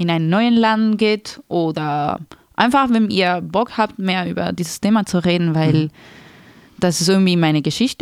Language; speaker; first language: German; non-native, fluent; Spanish